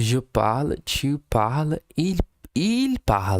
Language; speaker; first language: French; non-native, learner; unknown